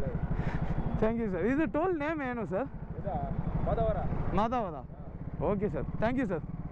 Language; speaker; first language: Kannada; non-native, learner; Tamil